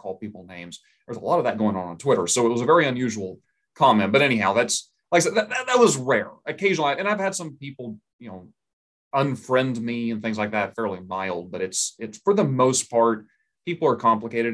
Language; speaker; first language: English; native; English